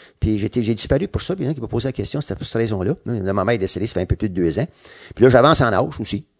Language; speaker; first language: French; non-native, local second language; English